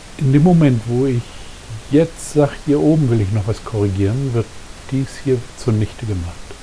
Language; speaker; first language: German; native; German